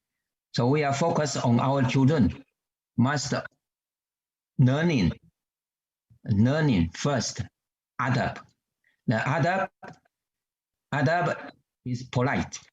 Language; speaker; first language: English; non-native, learner; Chinese